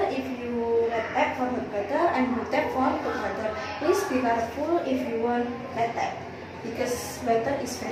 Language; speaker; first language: English; non-native, learner; Indonesian